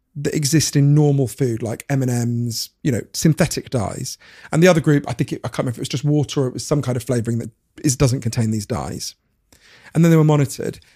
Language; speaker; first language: English; native; English